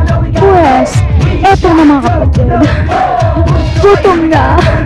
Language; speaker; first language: Filipino; native; Filipino